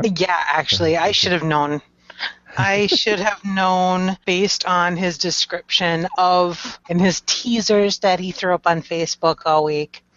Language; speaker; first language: English; native; English